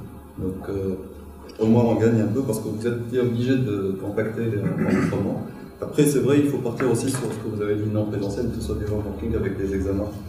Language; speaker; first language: French; non-native, local second language; Arabic